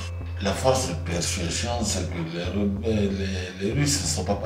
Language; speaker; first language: French; non-native, local second language; Sango